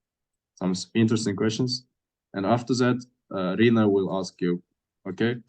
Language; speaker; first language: English; non-native, fluent; Russian